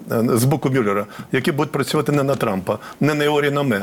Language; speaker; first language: Ukrainian; native; Ukrainian